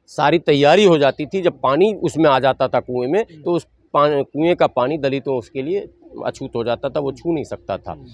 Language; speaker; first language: Hindi; native; Hindi